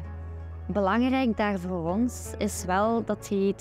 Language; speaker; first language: Dutch; native; Dutch